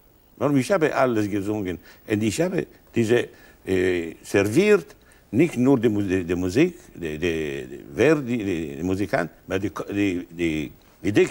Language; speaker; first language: German; non-native, learner; Italian